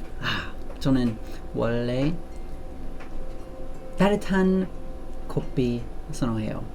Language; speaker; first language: Korean; non-native, learner; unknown